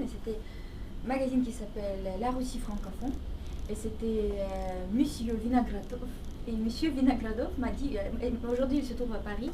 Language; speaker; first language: French; non-native, fluent; Russian